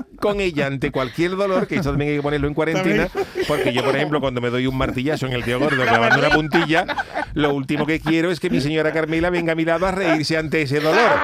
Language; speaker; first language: Spanish; native; Spanish